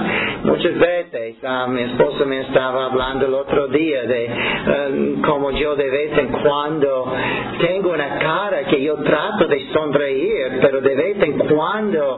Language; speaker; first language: Spanish; non-native, fluent; English